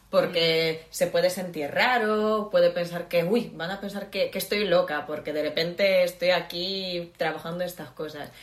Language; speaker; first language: Spanish; non-native, fluent; Polish